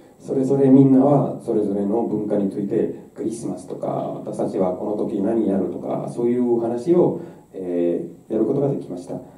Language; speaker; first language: Japanese; non-native, fluent; Spanish